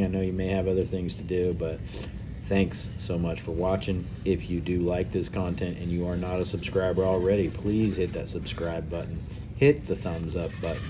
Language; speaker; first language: English; native; English